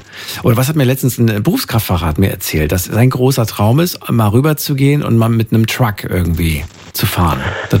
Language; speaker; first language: German; native; German